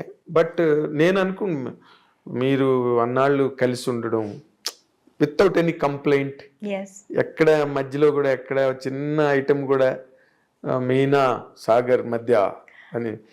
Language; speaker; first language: Telugu; native; Telugu